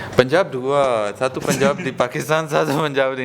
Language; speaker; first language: Indonesian; non-native, learner; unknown